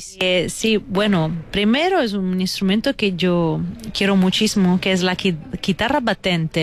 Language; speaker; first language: Spanish; non-native, fluent; Italian